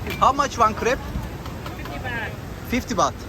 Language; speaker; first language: English; non-native, learner; Turkish